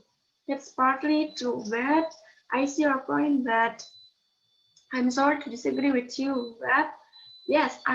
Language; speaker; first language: English; non-native, learner; Indonesian